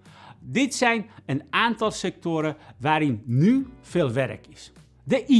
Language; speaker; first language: Dutch; non-native, fluent; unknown